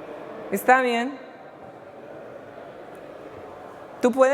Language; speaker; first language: Spanish; non-native, learner; English